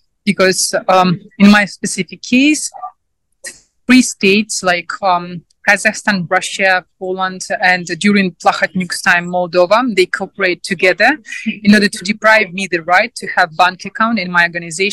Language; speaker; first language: English; non-native, fluent; Ukrainian